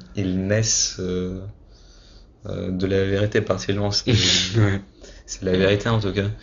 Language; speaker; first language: French; non-native, fluent; Russian